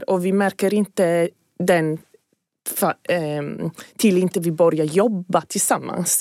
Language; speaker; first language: Swedish; non-native, fluent; Italian